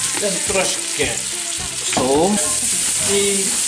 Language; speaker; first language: Polish; non-native, learner; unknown